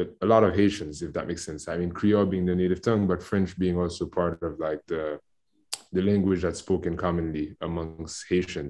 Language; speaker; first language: English; non-native, fluent; Haitian Creole